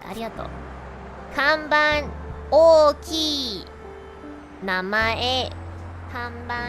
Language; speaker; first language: Japanese; non-native, learner; Chinese